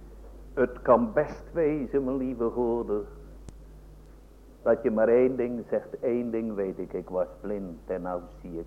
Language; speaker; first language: Dutch; native; Dutch